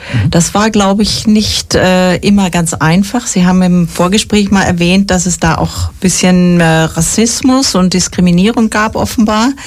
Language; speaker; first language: German; native; German